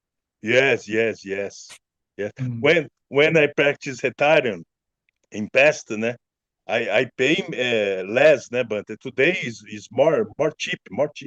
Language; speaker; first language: English; non-native, learner; Portuguese